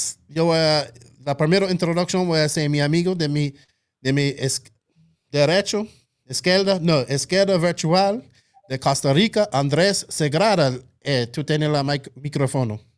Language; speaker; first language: Spanish; non-native, local second language; English